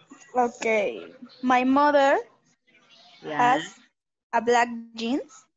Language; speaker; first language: English; non-native, learner; Spanish